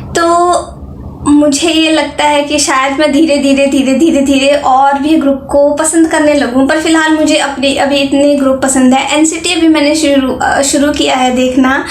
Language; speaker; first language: Hindi; native; Hindi